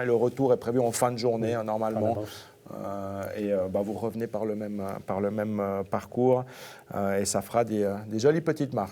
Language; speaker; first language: French; native; French